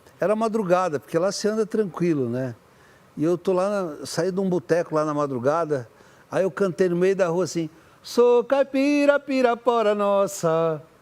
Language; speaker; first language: Portuguese; native; Portuguese